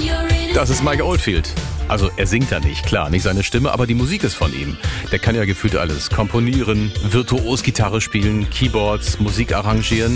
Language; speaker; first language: German; native; German